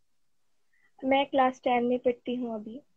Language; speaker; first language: Hindi; non-native, learner; Bangla